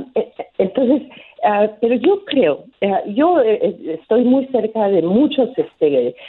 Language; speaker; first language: Spanish; native; Spanish